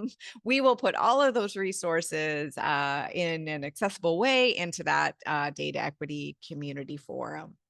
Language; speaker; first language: English; native; English